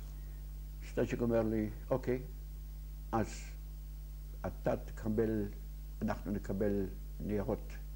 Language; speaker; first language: Hebrew; non-native, fluent; Yiddish